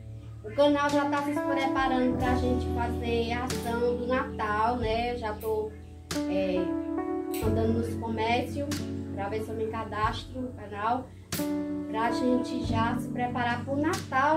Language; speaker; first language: Portuguese; native; Portuguese